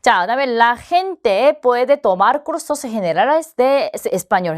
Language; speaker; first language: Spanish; non-native, fluent; Korean